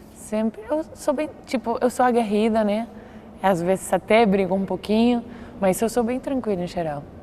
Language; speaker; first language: Portuguese; non-native, fluent; Spanish